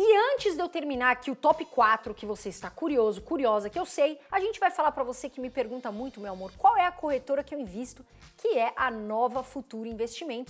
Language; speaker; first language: Portuguese; native; Portuguese